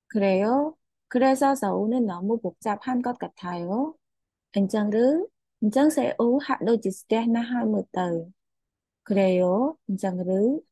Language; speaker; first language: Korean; non-native, fluent; Khmer